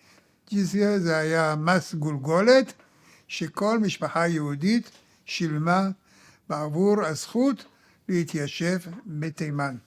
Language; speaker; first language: Hebrew; early bilingual, other home language; Arabic